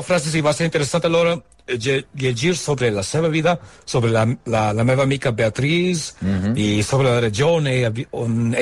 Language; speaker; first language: Catalan; non-native, learner; English